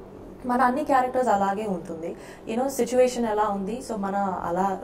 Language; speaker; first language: Telugu; non-native, fluent; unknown